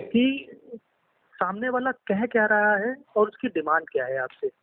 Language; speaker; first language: Hindi; native; Hindi